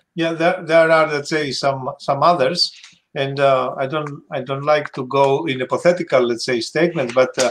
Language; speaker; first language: English; non-native, fluent; Greek